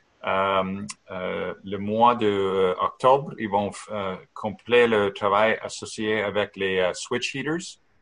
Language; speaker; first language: French; non-native, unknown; English